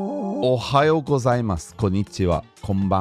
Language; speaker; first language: Japanese; non-native, fluent; English